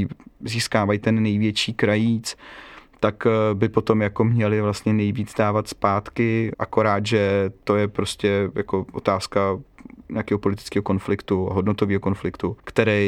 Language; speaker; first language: Czech; native; Czech